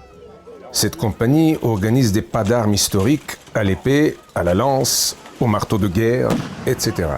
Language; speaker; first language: French; native; French